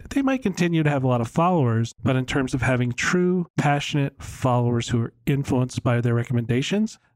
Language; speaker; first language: English; native; English